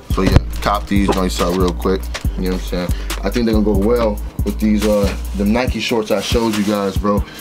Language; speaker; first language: English; native; English